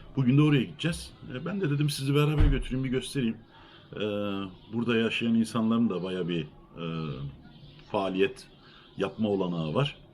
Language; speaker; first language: Turkish; early bilingual, heritage; Turkish